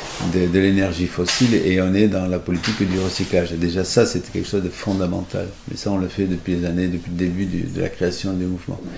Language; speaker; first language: French; native; French